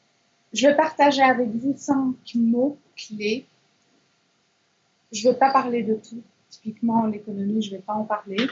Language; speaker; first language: French; native; French